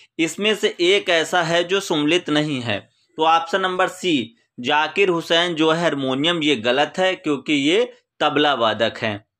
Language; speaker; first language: Hindi; native; Hindi